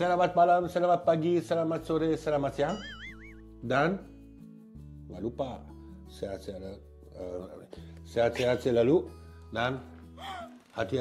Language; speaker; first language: Indonesian; non-native, learner; French